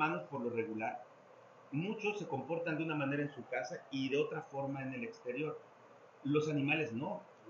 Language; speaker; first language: Spanish; native; Spanish